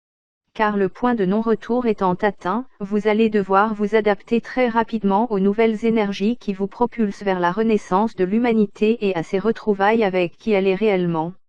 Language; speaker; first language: French; native; French